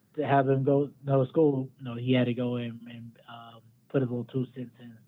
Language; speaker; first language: English; native; English